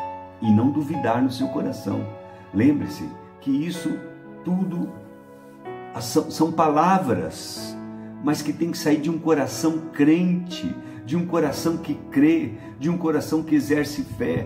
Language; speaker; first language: Portuguese; native; Portuguese